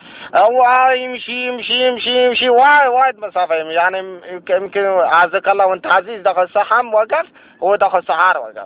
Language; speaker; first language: Arabic; non-native, learner; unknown